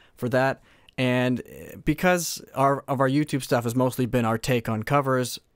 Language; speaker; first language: English; native; English